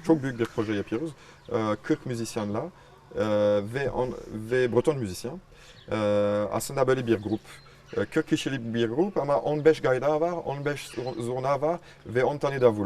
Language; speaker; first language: Turkish; non-native, fluent; French